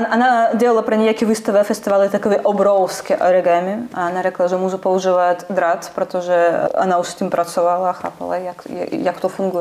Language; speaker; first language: Czech; non-native, learner; Russian